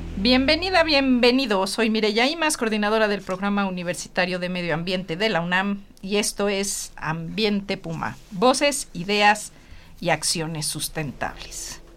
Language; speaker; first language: Spanish; native; Spanish